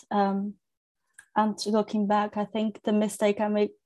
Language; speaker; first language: English; non-native, fluent; Chinese